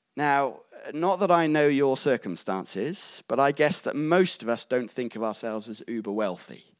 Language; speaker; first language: English; native; English